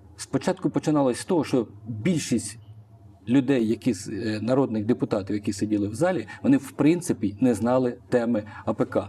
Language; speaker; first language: Ukrainian; non-native, local second language; Russian